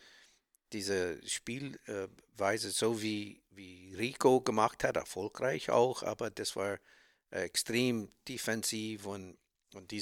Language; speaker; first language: German; non-native, learner; English